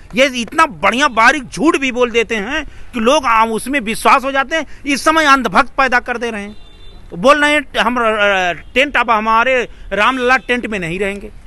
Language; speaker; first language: Hindi; native; Hindi